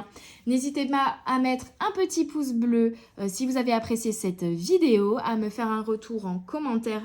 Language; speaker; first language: French; native; French